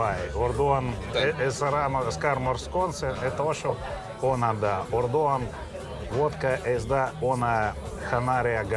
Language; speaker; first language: Basque; non-native, learner; Russian